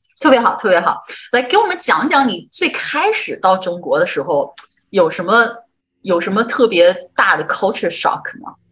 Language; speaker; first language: Chinese; native; Chinese